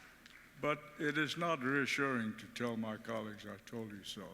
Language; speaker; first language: English; early bilingual, other home language; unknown